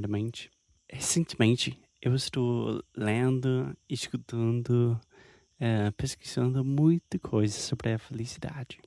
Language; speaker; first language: Portuguese; non-native, fluent; English